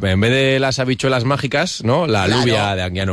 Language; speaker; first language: Spanish; native; Spanish